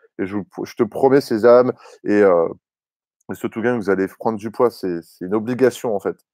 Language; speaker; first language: French; native; French